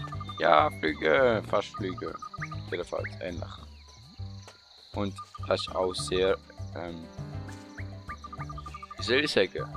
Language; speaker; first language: German; native; German